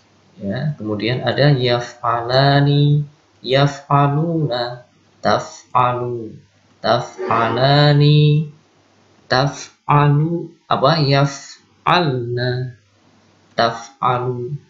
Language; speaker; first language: Arabic; non-native, local second language; Indonesian